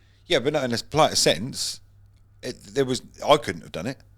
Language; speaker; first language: English; native; English